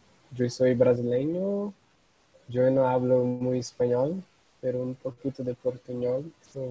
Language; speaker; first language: Spanish; non-native, learner; Portuguese